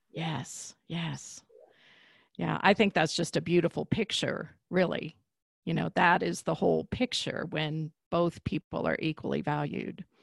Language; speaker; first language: English; native; English